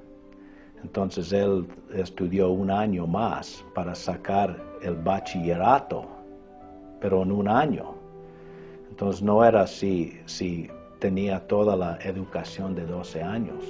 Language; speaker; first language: Spanish; non-native, fluent; English